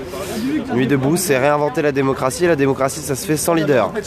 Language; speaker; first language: French; native; French